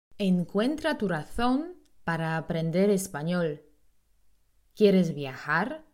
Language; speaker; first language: Spanish; non-native, fluent; Polish